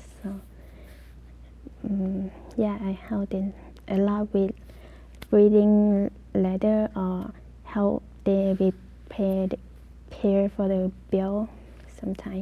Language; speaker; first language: English; non-native, learner; Lao